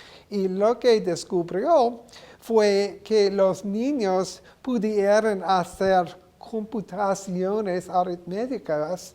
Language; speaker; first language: Spanish; non-native, learner; English